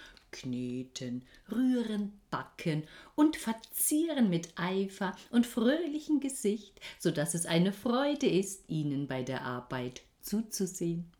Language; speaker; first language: German; native; German